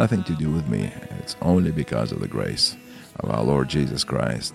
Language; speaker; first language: English; non-native, fluent; Russian